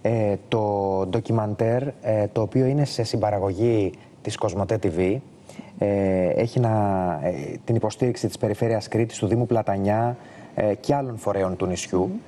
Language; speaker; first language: Greek; native; Greek